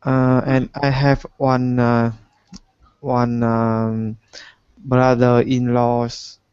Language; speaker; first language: English; non-native, learner; Vietnamese